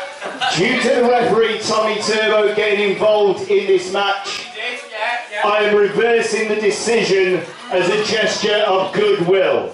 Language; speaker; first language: English; native; English